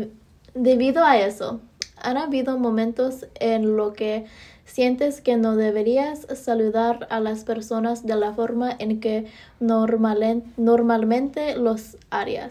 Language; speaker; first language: Spanish; early bilingual, heritage; Spanish